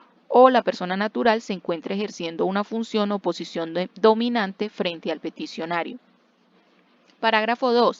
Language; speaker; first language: Spanish; native; Spanish